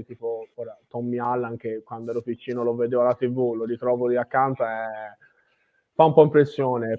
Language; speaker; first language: Italian; native; Italian